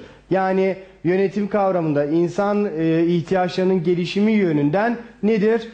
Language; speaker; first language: Turkish; native; Turkish